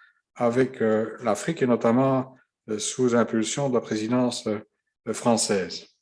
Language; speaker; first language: French; native; French